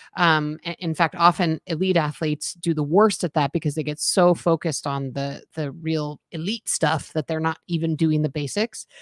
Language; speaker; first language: English; native; English